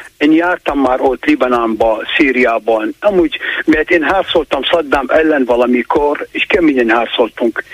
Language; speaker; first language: Hungarian; non-native, fluent; Kurdish